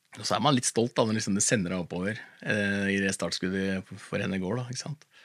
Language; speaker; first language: Norwegian; native; Norwegian